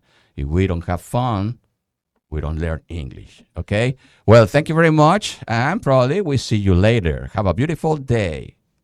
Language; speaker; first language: English; non-native, fluent; Spanish